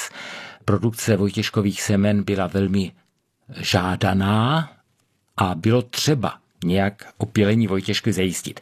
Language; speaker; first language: Czech; native; Czech